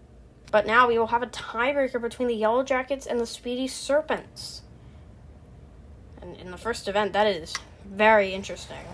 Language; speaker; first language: English; native; English